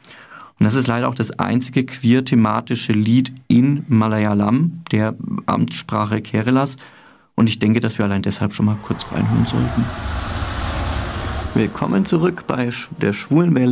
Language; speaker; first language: German; native; German